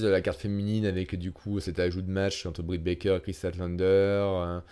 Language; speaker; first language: French; native; French